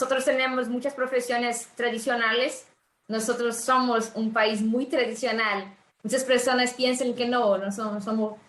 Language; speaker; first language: Spanish; non-native, fluent; Portuguese